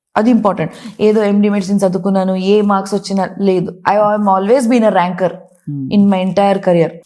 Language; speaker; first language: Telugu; non-native, local second language; Kannada